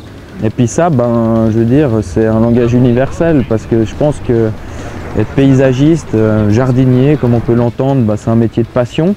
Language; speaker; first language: French; native; French